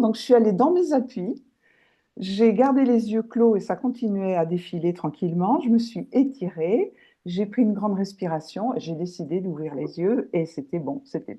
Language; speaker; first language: French; native; French